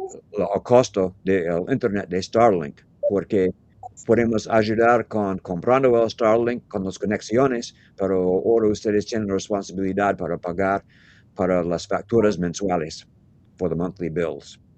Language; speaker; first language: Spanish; non-native, learner; English